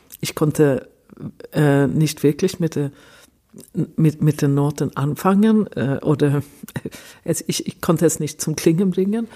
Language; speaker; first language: German; non-native, fluent; Swedish